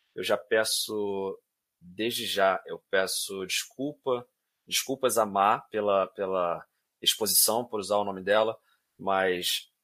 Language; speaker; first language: Portuguese; native; Portuguese